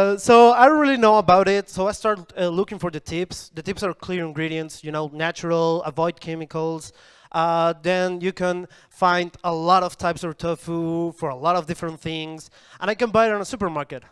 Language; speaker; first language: English; non-native, fluent; Spanish